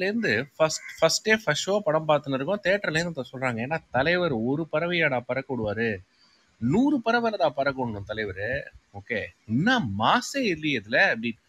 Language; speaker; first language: Tamil; native; Tamil